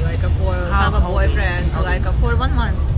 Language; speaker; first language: English; non-native, learner; Russian